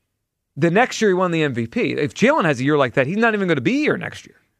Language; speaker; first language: English; native; English